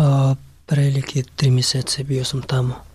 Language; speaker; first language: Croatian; non-native, learner; Pashto